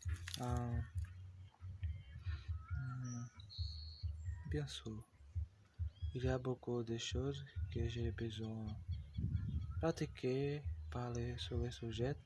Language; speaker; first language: French; non-native, learner; Portuguese